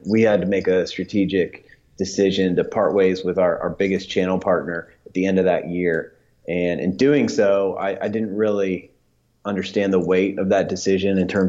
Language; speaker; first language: English; native; English